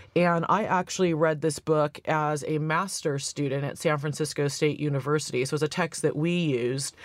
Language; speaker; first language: English; native; English